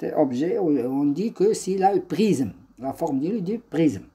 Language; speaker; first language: French; non-native, local second language; Arabic